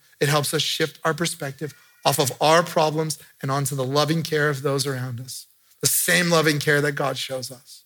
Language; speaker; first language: English; native; English